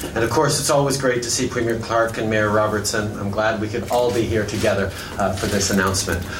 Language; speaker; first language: English; native; English